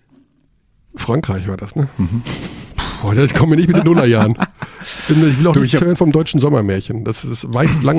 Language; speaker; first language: German; native; German